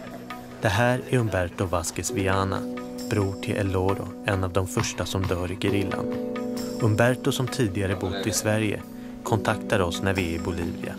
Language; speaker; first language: Swedish; native; Swedish